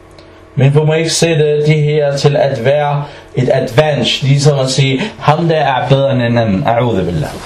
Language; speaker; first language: Danish; early bilingual, other home language; Arabic